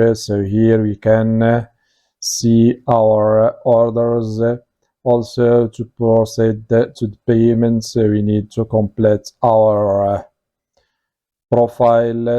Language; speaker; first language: English; non-native, fluent; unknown